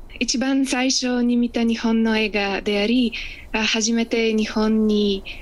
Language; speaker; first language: Japanese; non-native, fluent; Bulgarian